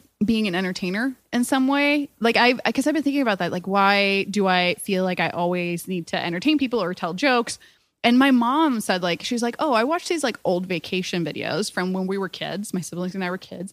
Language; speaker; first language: English; non-native, fluent; Swedish